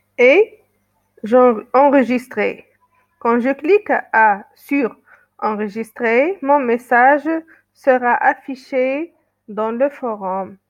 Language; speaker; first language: French; non-native, local second language; Arabic